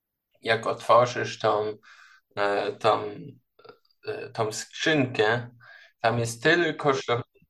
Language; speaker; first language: Polish; non-native, learner; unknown